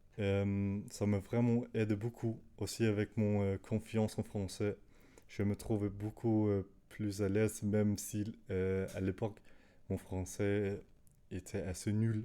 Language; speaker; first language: French; non-native, learner; Danish